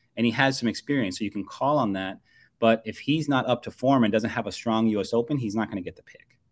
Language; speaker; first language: English; native; English